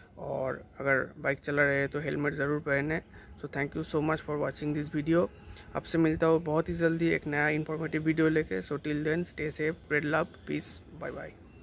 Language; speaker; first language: Hindi; non-native, local second language; Bangla